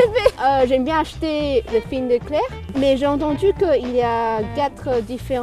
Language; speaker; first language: French; non-native, fluent; Chinese